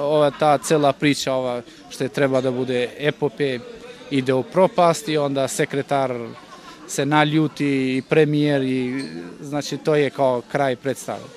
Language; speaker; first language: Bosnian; non-native, local second language; Albanian